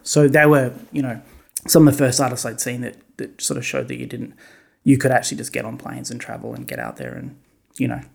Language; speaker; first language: English; native; English